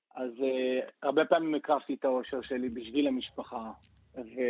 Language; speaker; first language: Hebrew; native; Hebrew